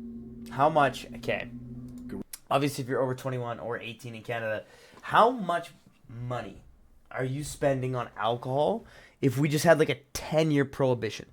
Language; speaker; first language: English; native; English